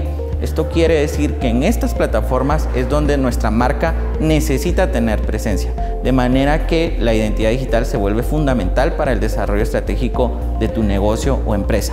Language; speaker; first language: Spanish; native; Spanish